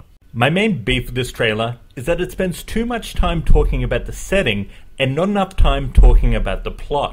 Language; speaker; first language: English; native; English